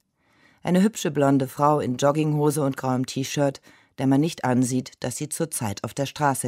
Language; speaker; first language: German; native; German